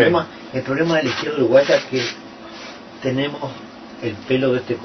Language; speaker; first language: Spanish; native; Spanish